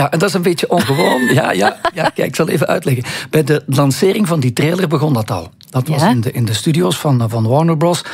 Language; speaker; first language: Dutch; native; Dutch